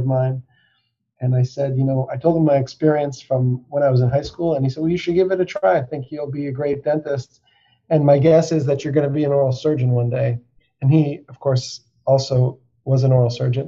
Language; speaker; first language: English; native; English